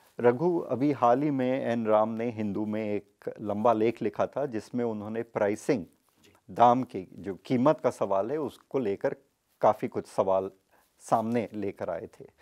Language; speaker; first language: Hindi; native; Hindi